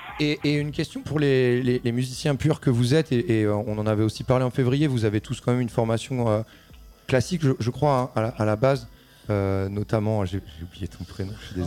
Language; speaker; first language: French; native; French